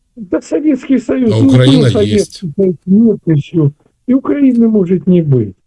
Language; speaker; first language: Russian; native; Russian